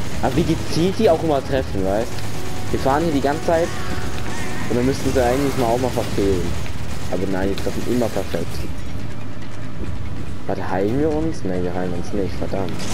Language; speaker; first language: German; native; German